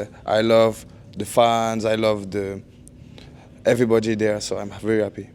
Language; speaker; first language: English; non-native, learner; French